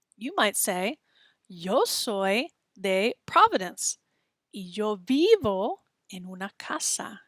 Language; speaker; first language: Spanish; non-native, fluent; English